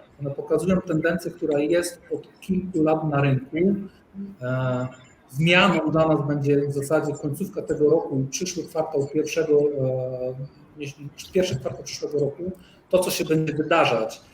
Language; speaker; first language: Polish; native; Polish